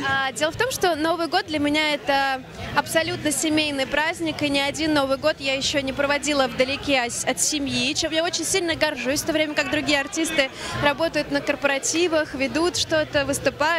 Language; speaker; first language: Russian; native; Russian